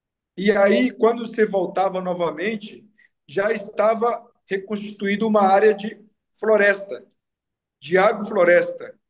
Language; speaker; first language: Portuguese; non-native, local second language; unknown